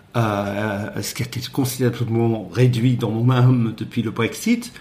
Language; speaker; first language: French; non-native, fluent; English